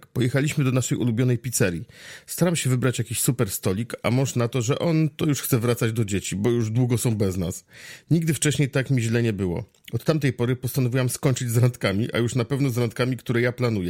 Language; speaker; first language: Polish; native; Polish